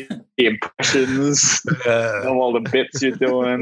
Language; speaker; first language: English; non-native, local second language; Hindi